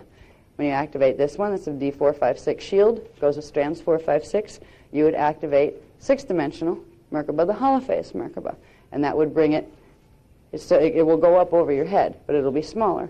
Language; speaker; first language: English; native; English